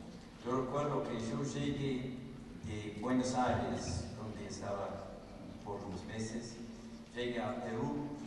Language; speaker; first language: Spanish; non-native, fluent; English